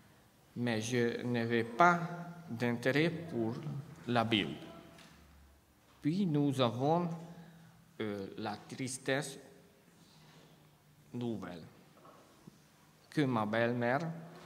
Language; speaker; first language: French; non-native, fluent; Hungarian